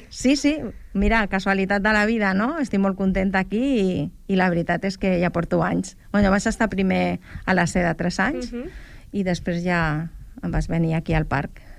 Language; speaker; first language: Catalan; non-native, local second language; Spanish